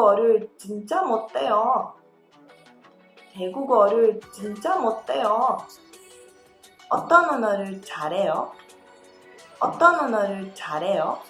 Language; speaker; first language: Korean; non-native, fluent; Portuguese